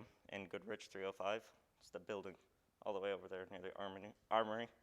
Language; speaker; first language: English; native; English